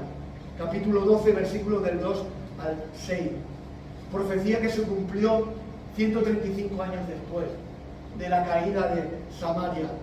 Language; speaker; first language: Spanish; native; Spanish